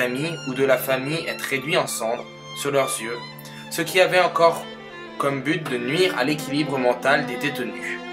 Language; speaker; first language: French; native; French